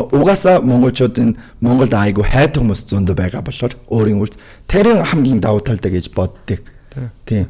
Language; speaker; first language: Mongolian; non-native, fluent; Korean